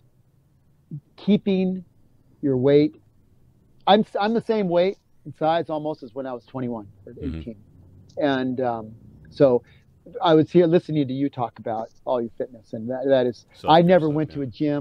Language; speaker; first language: English; native; English